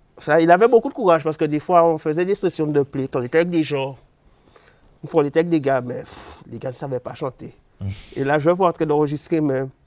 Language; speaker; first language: French; native; French